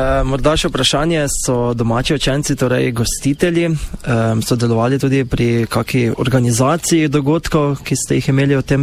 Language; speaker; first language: Slovenian; native; Slovenian